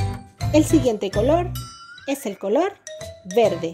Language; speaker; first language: Spanish; native; Spanish